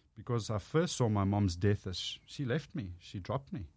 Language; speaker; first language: English; non-native, local second language; Afrikaans